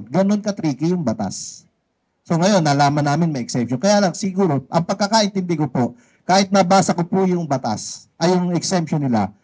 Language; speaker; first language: Filipino; native; Filipino